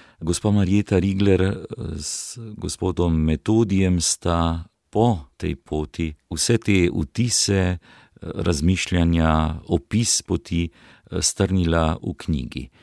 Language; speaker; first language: Slovenian; native; Slovenian